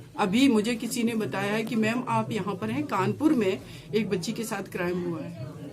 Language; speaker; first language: Hindi; native; Hindi